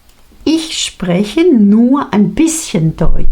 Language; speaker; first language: German; non-native, fluent; Spanish